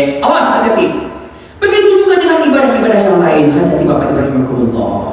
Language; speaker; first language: Malay; non-native, local second language; Minangkabau